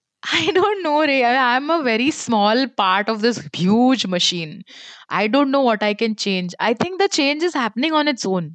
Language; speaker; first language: English; non-native, local second language; Marathi